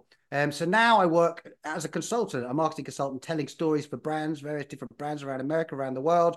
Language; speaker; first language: English; native; English